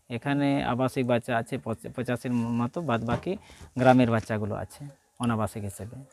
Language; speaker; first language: Bangla; non-native, local second language; Santali